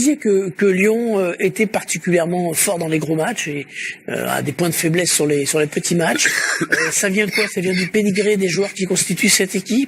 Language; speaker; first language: French; native; French